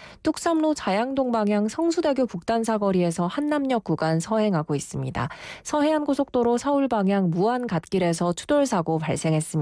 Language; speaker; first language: Korean; native; Korean